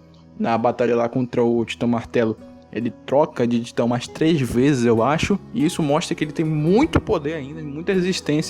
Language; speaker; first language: Portuguese; native; Portuguese